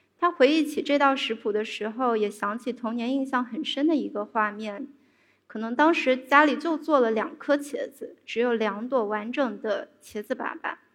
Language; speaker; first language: Chinese; native; Chinese